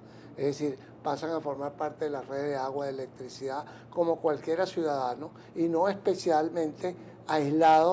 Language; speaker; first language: Spanish; native; Spanish